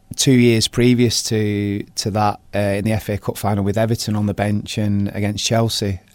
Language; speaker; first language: English; native; English